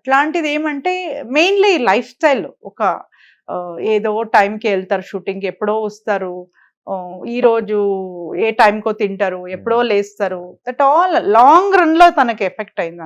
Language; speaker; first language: Telugu; native; Telugu